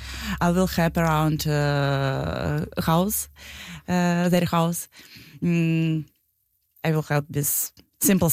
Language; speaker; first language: English; non-native, learner; Ukrainian